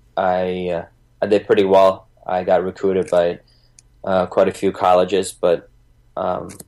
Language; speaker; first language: English; early bilingual, other home language; Bosnian